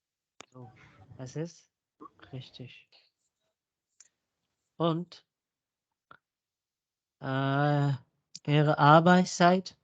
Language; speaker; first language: German; non-native, fluent; Urdu